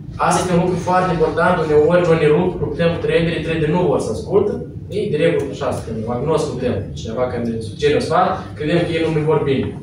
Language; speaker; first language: Romanian; non-native, local second language; Russian